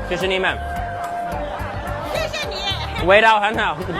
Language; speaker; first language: Chinese; non-native, learner; English